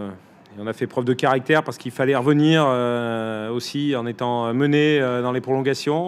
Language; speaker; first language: French; native; French